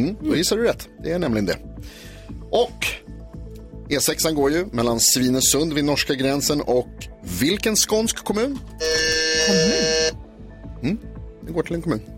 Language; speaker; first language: Swedish; native; Swedish